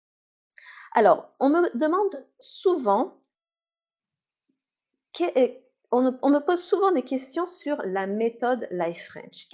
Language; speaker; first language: French; native; French